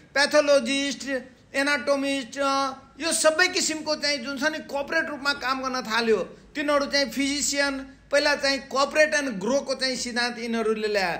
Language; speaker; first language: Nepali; non-native, local second language; Maithili